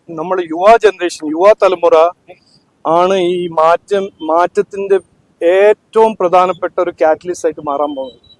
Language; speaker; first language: Malayalam; early bilingual, heritage; Malayalam